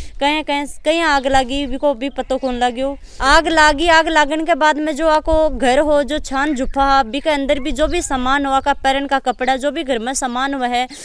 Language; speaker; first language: Hindi; native; Hindi